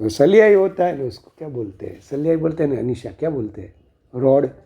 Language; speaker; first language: Hindi; non-native, local second language; Gujarati